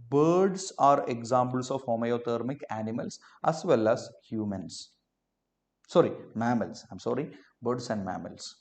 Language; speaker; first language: English; non-native, local second language; Malayalam